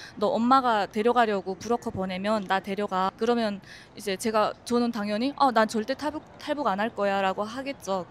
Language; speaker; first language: Korean; native; Korean